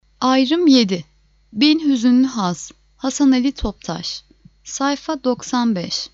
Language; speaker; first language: Turkish; native; Turkish